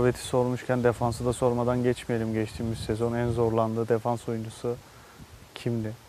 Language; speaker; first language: Turkish; native; Turkish